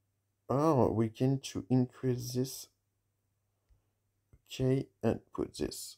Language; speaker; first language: English; non-native, learner; French